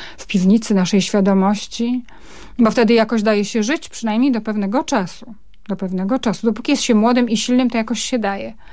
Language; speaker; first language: Polish; native; Polish